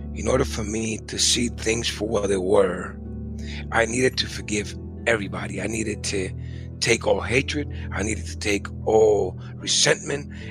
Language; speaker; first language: English; early bilingual, other home language; Spanish